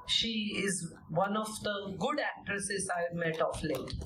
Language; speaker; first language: English; non-native, local second language; Gujarati